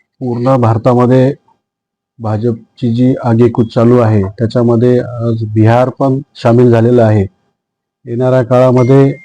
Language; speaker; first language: Marathi; native; Marathi